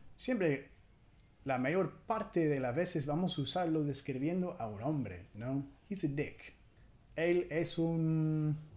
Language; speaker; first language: Spanish; non-native, fluent; English